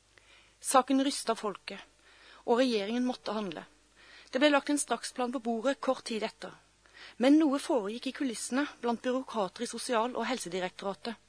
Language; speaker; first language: Norwegian; native; Norwegian